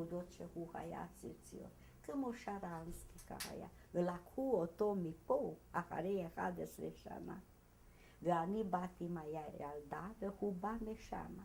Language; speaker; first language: Hebrew; non-native, fluent; Hungarian